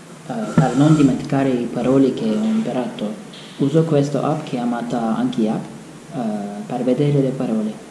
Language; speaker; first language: Italian; non-native, learner; Turkish